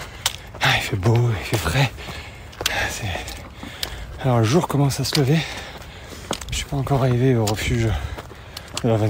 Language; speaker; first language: French; native; French